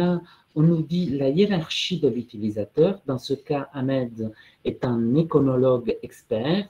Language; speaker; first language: French; non-native, fluent; Italian